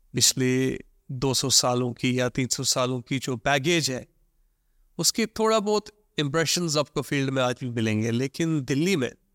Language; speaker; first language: Hindi; non-native, local second language; Kashmiri